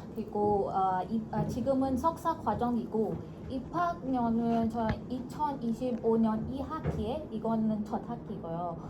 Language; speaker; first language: Korean; non-native, fluent; Hindi